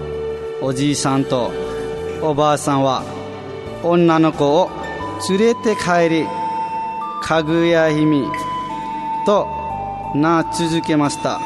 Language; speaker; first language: Japanese; non-native, fluent; Nepali